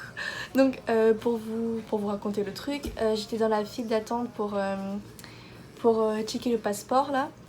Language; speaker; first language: French; native; French